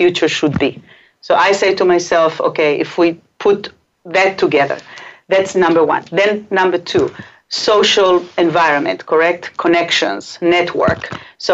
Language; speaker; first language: English; non-native, fluent; Hebrew